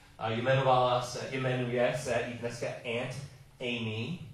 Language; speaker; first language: Czech; non-native, learner; English